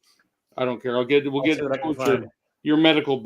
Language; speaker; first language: English; native; English